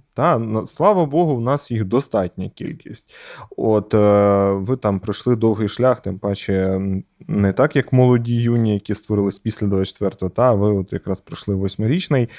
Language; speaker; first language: Ukrainian; native; Ukrainian